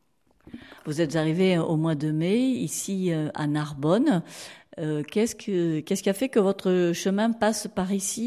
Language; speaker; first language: French; native; French